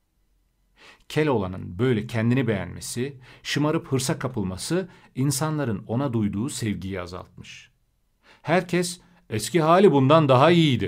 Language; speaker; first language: Turkish; native; Turkish